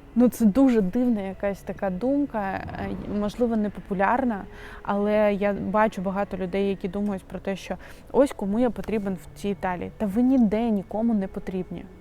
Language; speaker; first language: Ukrainian; non-native, local second language; Russian